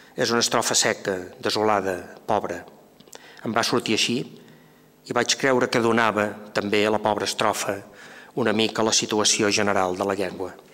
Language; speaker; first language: Catalan; native; Catalan